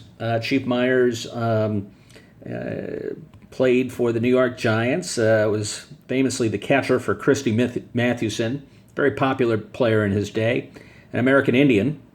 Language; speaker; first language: English; native; English